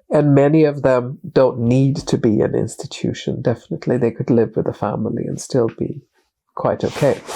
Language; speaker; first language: English; non-native, fluent; Swedish